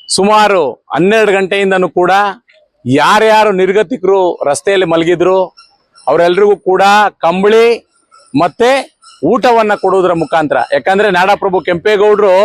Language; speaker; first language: Kannada; native; Kannada